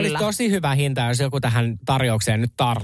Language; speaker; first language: Finnish; native; Finnish